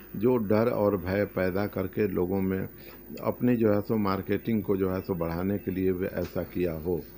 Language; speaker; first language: Hindi; native; Hindi